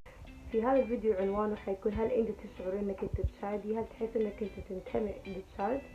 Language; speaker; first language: Arabic; native; Arabic